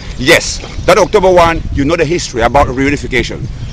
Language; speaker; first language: English; native; English